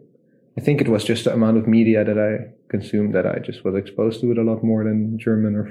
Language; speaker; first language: English; non-native, fluent; Dutch